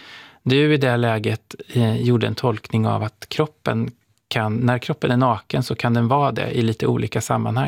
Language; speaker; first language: Swedish; native; Swedish